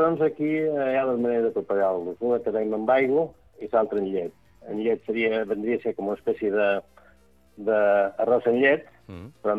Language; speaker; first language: Catalan; native; Catalan